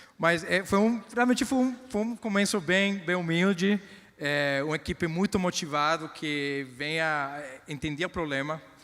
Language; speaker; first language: Portuguese; non-native, fluent; Spanish